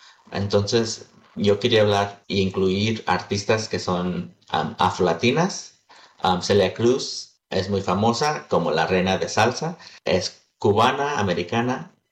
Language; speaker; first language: Spanish; early bilingual, heritage; Spanish